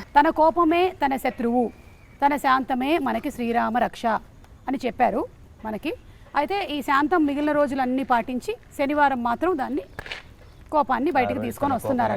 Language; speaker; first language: Telugu; native; Telugu